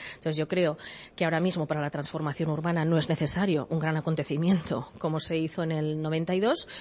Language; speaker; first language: Spanish; native; Spanish